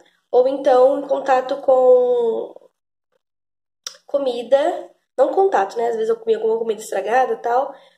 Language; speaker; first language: Portuguese; native; Portuguese